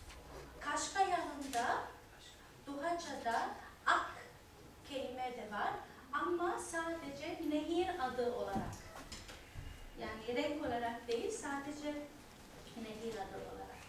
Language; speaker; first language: Turkish; non-native, fluent; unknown